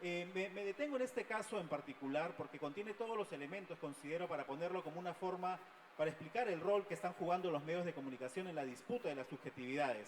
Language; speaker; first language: Spanish; native; Spanish